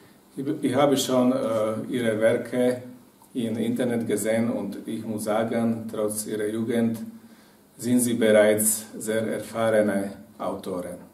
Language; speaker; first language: German; non-native, fluent; Slovak